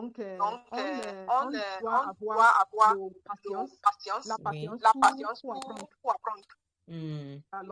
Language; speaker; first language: French; non-native, learner; Yoruba